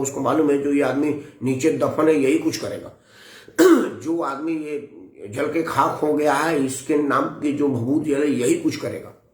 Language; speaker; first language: Hindi; native; Hindi